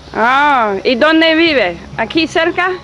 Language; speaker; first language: Spanish; non-native, learner; English